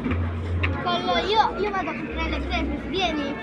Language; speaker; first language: Italian; early bilingual, other home language; Filipino